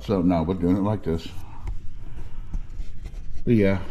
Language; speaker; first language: English; native; English